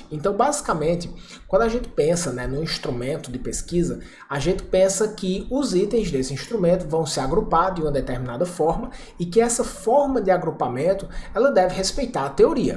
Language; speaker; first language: Portuguese; native; Portuguese